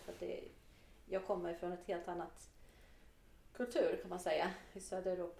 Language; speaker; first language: Swedish; non-native, fluent; Portuguese